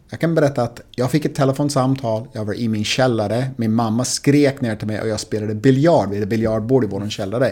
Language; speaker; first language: Swedish; non-native, fluent; English